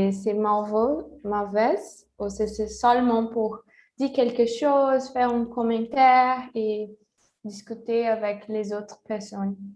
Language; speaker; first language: French; non-native, learner; Portuguese